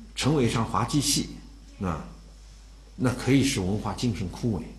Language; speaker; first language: Chinese; native; Chinese